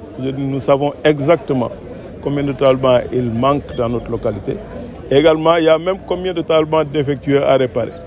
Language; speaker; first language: French; non-native, local second language; Wolof